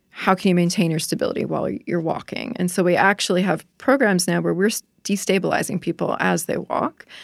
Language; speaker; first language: English; native; English